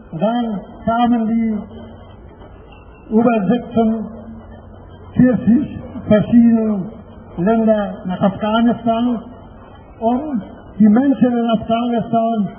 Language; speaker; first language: German; non-native, fluent; Persian